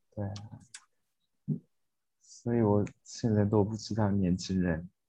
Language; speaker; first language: Chinese; non-native, fluent; Japanese